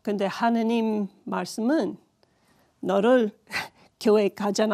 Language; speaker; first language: Korean; non-native, learner; English